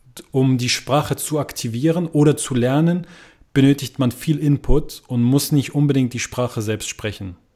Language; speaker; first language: German; native; German